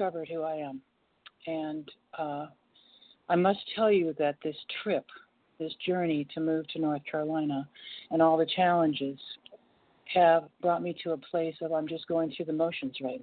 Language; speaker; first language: English; native; English